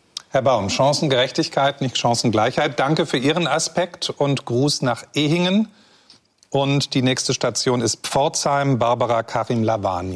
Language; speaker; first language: German; native; German